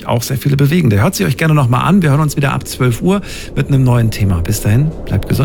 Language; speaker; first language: German; native; German